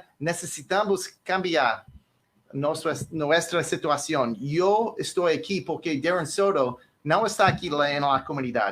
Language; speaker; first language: Spanish; non-native, learner; English